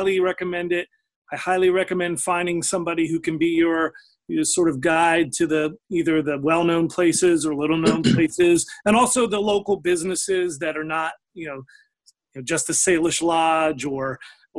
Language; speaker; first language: English; native; English